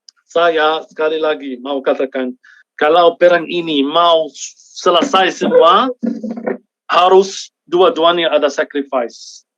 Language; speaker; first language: Indonesian; non-native, fluent; Arabic